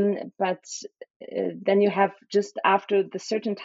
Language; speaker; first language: English; non-native, fluent; German